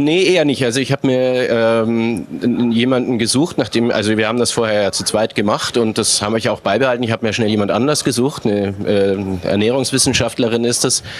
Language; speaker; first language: German; native; German